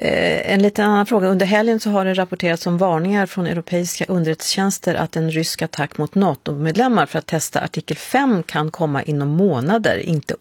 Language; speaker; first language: Swedish; native; Swedish